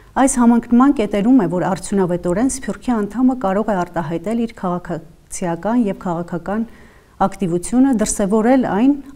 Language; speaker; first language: Armenian; native; Armenian